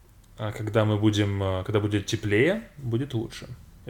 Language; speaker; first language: Russian; non-native, fluent; English